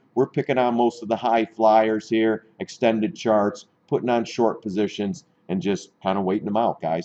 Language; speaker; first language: English; native; English